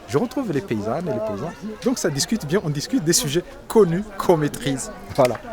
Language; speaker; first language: French; non-native, local second language; Rundi